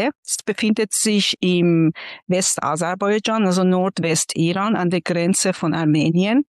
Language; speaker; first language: German; non-native, fluent; Persian